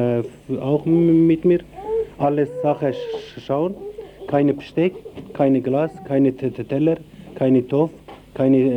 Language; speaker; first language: German; non-native, learner; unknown